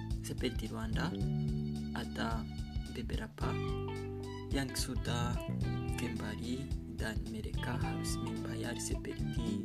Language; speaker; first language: Indonesian; non-native, learner; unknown